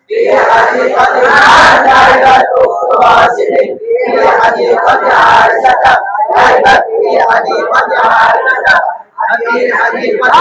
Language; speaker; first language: Arabic; non-native, learner; Bangla